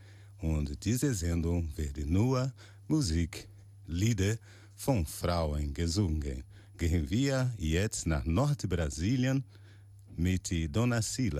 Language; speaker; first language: German; non-native, learner; Portuguese